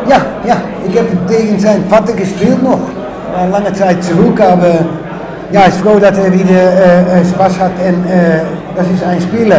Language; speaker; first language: German; non-native, fluent; Dutch